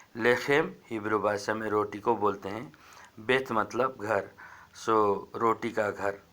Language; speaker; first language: Hindi; native; Hindi